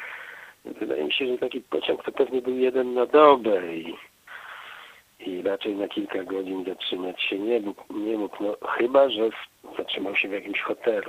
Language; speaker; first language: Polish; native; Polish